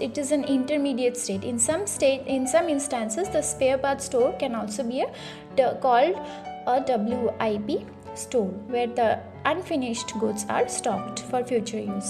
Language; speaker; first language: English; non-native, local second language; Bangla